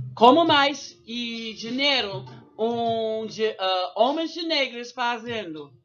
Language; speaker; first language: Portuguese; non-native, learner; English